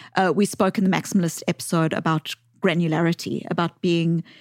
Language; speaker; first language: English; native; English